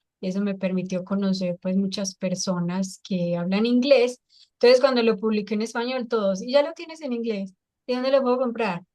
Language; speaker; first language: Spanish; native; Spanish